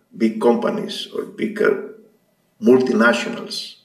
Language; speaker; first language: English; non-native, fluent; Greek